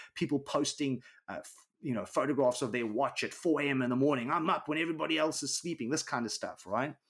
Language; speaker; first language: English; native; English